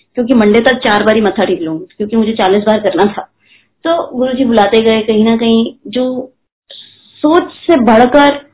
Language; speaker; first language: Hindi; native; Hindi